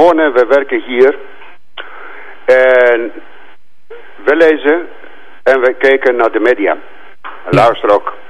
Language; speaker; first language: Dutch; non-native, fluent; Greek